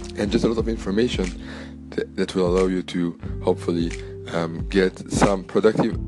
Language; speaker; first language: English; non-native, fluent; French